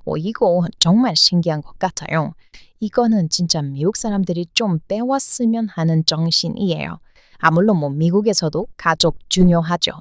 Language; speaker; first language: Korean; non-native, fluent; English